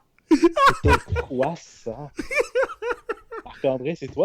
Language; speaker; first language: French; native; French